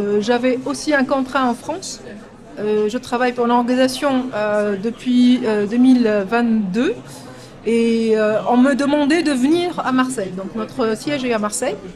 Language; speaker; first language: French; non-native, local second language; Arabic